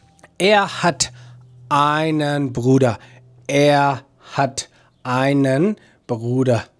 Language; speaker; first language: German; non-native, fluent; Burmese